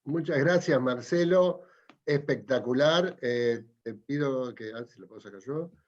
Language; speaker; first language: Spanish; native; Spanish